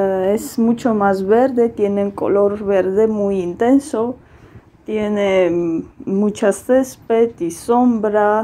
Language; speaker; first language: Spanish; non-native, fluent; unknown